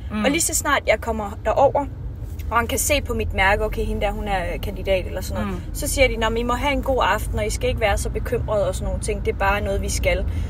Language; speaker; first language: Danish; early bilingual, other home language; Kurdish